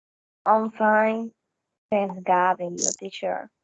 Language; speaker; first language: English; non-native, learner; Spanish